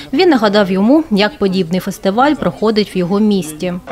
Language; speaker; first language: Ukrainian; native; Ukrainian